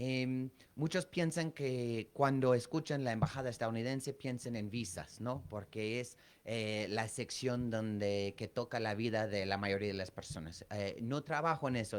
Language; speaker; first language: Spanish; non-native, fluent; English